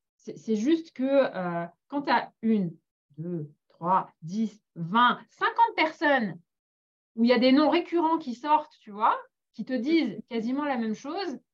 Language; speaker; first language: French; native; French